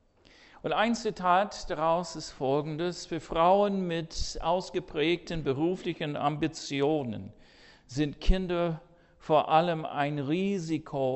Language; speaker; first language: German; non-native, fluent; English